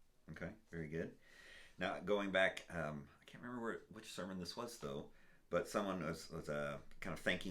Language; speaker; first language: English; native; English